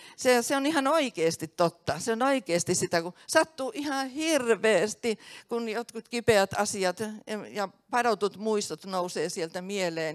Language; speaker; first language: Finnish; native; Finnish